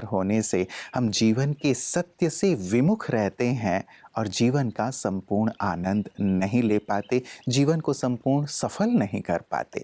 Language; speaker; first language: Hindi; native; Hindi